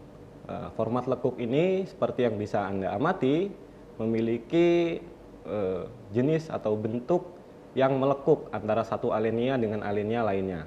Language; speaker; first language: Indonesian; native; Indonesian